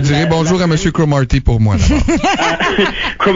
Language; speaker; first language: French; native; French